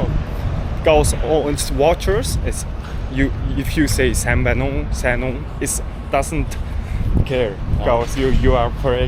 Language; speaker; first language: English; non-native, learner; Mongolian